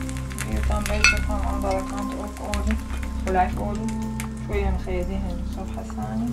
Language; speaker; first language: Dutch; non-native, learner; Arabic